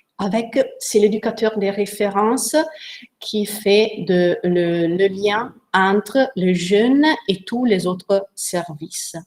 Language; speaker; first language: French; non-native, learner; Italian